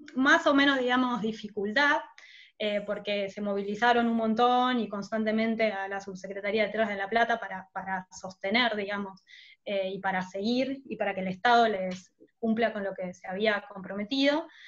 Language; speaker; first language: Spanish; native; Spanish